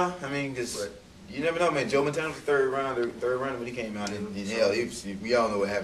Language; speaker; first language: English; native; English